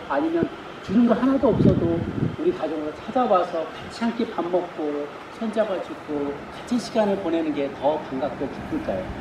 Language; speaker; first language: Korean; native; Korean